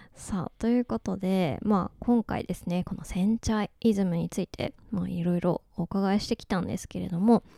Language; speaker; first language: Japanese; native; Japanese